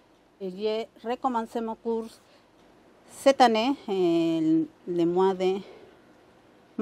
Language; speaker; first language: French; non-native, learner; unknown